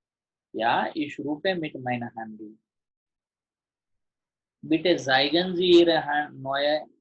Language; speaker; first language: German; non-native, learner; Gujarati